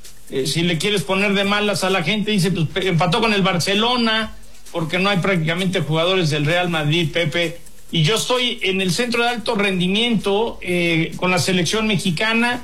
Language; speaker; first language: Spanish; native; Spanish